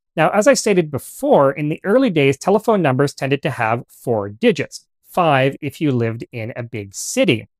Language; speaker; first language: English; native; English